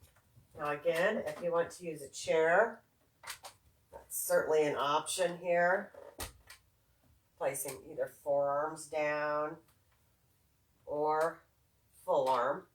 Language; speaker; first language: English; native; English